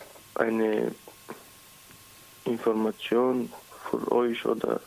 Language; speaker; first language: German; non-native, learner; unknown